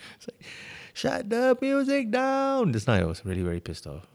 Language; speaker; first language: English; native; English